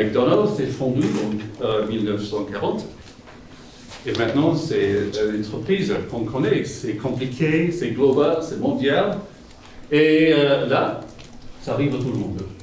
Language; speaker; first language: French; non-native, fluent; English